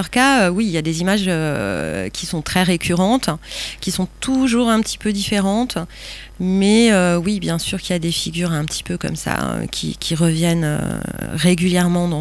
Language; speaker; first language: French; native; French